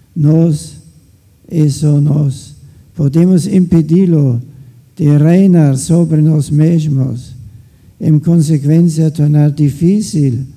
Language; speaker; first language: Portuguese; non-native, fluent; German